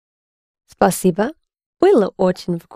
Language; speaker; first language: Russian; non-native, learner; English